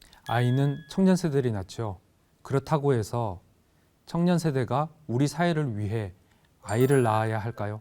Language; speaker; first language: Korean; native; Korean